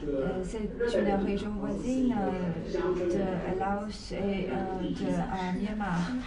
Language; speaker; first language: French; non-native, fluent; Chinese